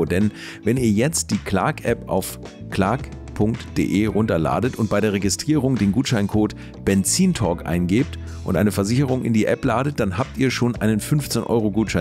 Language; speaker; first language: German; native; German